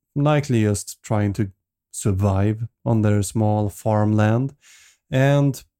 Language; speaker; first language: English; non-native, fluent; Swedish